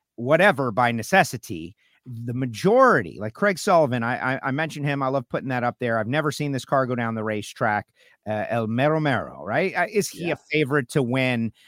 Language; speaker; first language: English; native; English